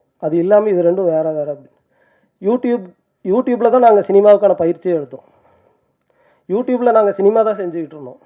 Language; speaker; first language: Tamil; native; Tamil